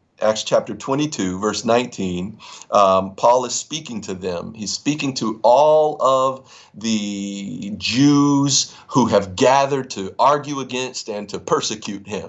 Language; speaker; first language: English; native; English